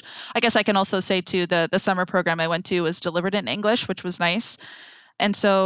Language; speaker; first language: English; native; English